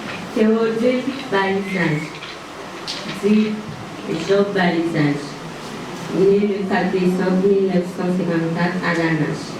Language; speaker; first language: French; non-native, learner; Haitian Creole